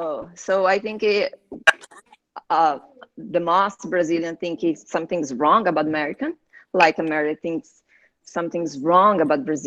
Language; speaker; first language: English; non-native, learner; Portuguese